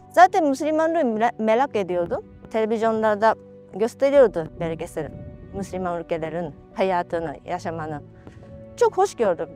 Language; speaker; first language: Turkish; non-native, fluent; Japanese